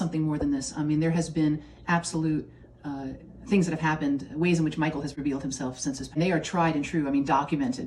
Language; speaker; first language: English; native; English